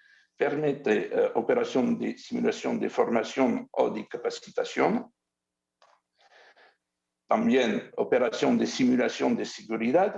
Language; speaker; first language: Spanish; non-native, learner; French